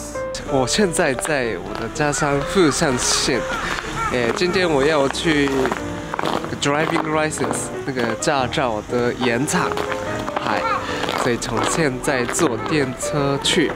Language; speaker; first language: Chinese; non-native, fluent; Japanese